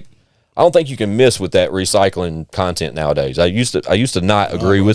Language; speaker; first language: English; native; English